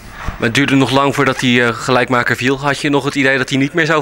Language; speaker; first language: Dutch; native; Dutch